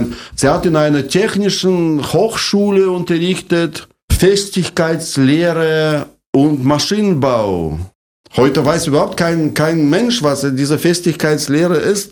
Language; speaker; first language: German; non-native, fluent; Russian